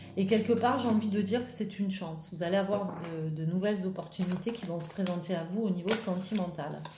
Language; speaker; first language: French; native; French